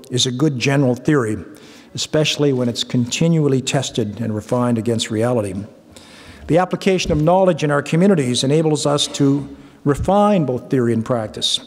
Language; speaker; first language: English; native; English